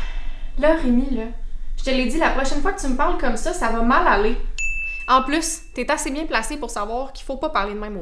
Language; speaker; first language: French; native; French